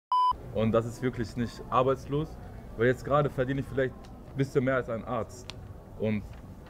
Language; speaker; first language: German; early bilingual, other home language; Arabic